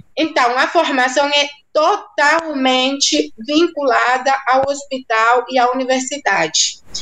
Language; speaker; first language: Portuguese; non-native, fluent; Spanish